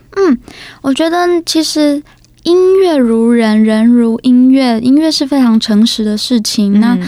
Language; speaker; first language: Chinese; native; Chinese